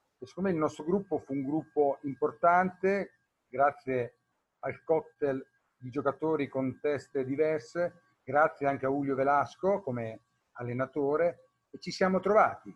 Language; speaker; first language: Italian; native; Italian